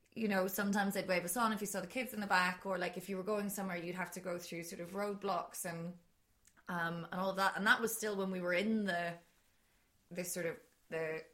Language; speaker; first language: English; native; English